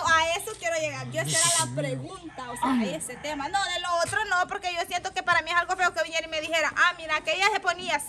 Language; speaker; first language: Spanish; native; Spanish